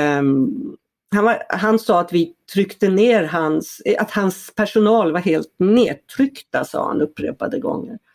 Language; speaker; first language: Swedish; native; Swedish